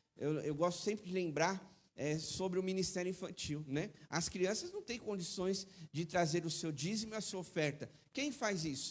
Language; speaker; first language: Portuguese; native; Portuguese